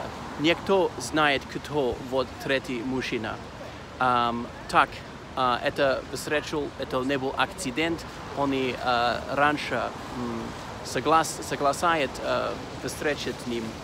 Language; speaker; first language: Russian; non-native, learner; English